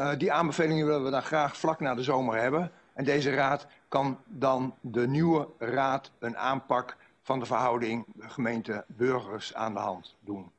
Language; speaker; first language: Dutch; native; Dutch